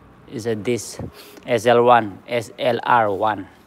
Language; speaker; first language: English; non-native, local second language; Filipino